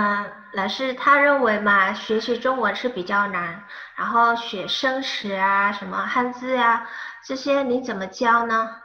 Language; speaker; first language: Chinese; non-native, fluent; Indonesian